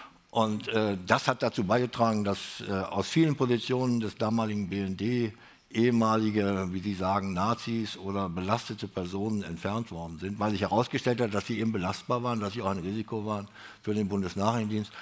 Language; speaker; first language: German; native; German